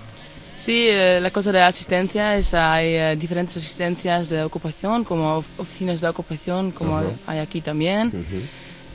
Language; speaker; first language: Spanish; non-native, fluent; Dutch